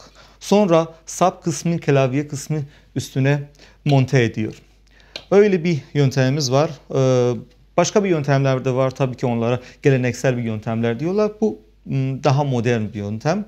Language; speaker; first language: Turkish; non-native, fluent; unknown